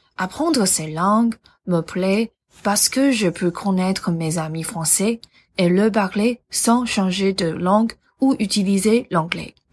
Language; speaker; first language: French; non-native, learner; Chinese